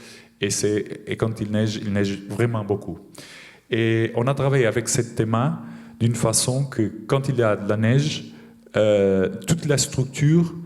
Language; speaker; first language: French; non-native, fluent; Portuguese